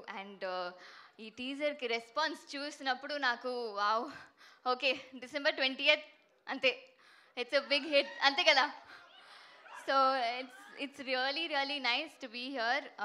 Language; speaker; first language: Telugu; non-native, fluent; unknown